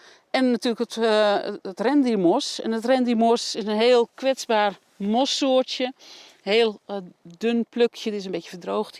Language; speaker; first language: Dutch; native; Dutch